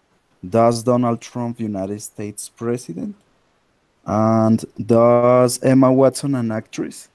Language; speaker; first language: English; non-native, learner; Spanish